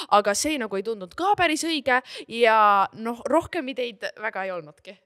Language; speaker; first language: Estonian; native; Estonian